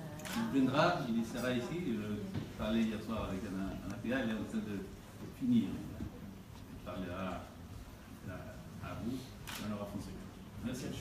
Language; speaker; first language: French; non-native, fluent; Spanish